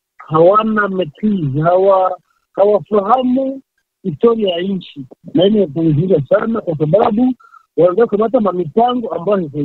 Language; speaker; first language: Swahili; native; Swahili